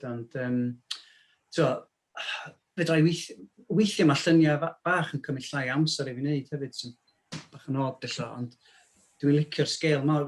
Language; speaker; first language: Welsh; native; Welsh